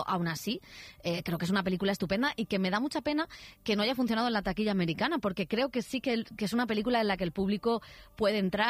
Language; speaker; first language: Spanish; native; Spanish